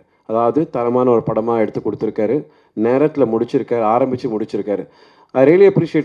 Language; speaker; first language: Tamil; native; Tamil